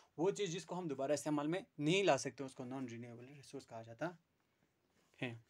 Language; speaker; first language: Hindi; non-native, local second language; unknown